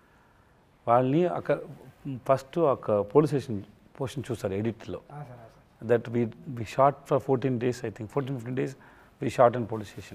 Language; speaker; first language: Telugu; non-native, learner; Tamil